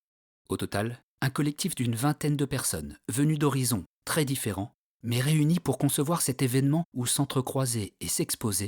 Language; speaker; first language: French; native; French